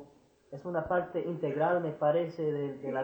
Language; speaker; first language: Spanish; non-native, fluent; English